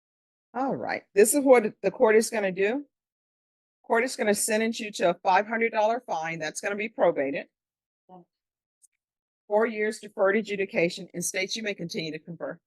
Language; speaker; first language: English; native; English